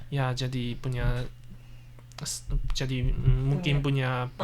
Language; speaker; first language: Indonesian; non-native, learner; Chinese